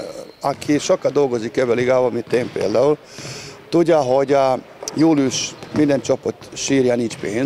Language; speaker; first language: Hungarian; non-native, learner; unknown